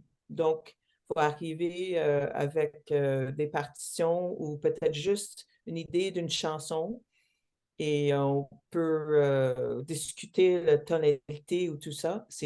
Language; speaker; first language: French; non-native, local second language; English